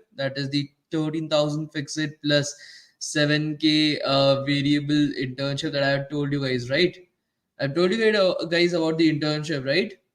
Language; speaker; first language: English; non-native, local second language; Hindi